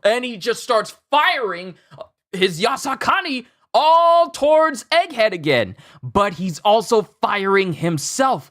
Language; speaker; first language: English; native; English